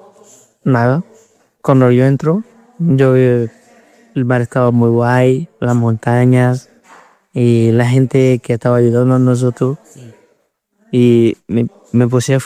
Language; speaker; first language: Spanish; non-native, learner; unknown